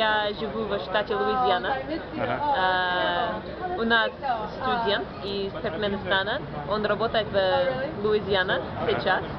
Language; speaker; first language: Russian; non-native, fluent; English